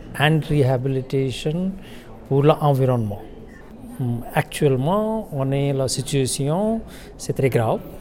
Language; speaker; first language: French; non-native, learner; Hindi